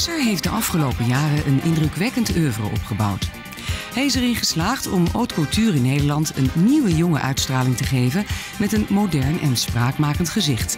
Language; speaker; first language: Dutch; native; Dutch